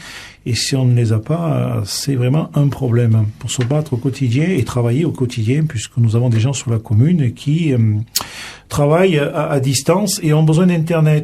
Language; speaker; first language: French; native; French